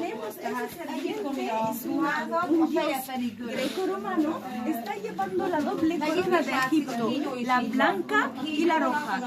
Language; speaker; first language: Spanish; non-native, fluent; Arabic